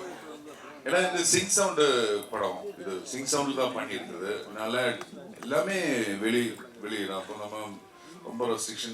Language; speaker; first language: Tamil; non-native, learner; Malayalam